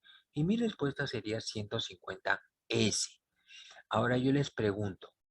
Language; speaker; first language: Spanish; native; Spanish